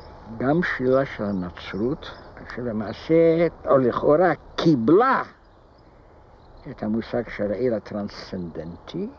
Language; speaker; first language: Hebrew; non-native, fluent; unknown